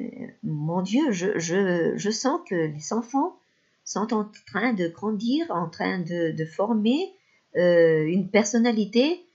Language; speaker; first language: French; non-native, fluent; Spanish